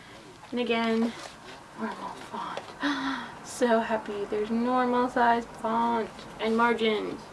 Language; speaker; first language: English; native; English